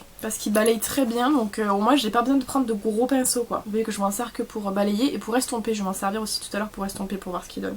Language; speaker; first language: French; native; French